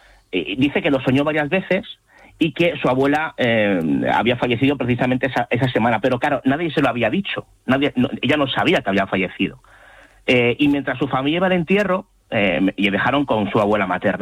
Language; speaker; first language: Spanish; native; Spanish